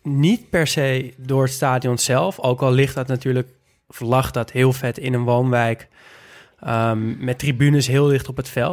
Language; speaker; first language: Dutch; native; Dutch